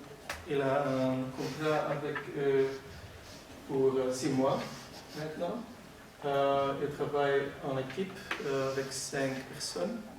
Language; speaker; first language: French; non-native, learner; Dutch